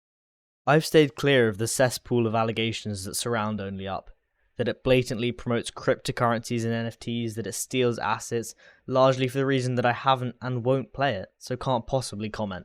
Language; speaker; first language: English; native; English